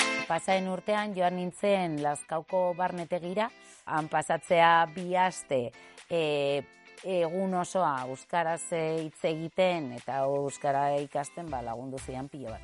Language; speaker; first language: Basque; non-native, local second language; Spanish